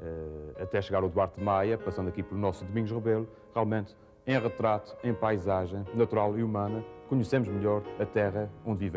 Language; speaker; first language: Portuguese; native; Portuguese